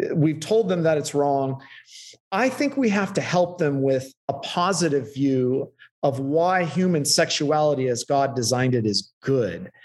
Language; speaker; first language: English; native; English